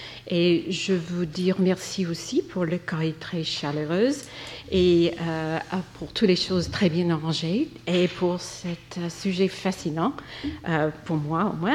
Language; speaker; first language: French; non-native, learner; English